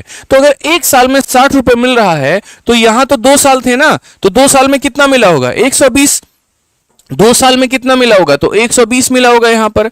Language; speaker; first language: Hindi; native; Hindi